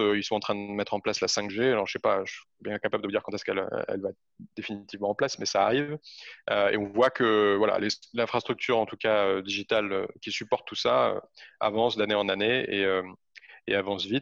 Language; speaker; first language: French; native; French